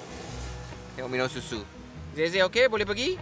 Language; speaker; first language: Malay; non-native, local second language; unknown